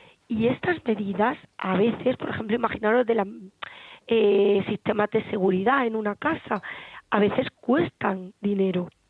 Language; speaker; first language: Spanish; native; Spanish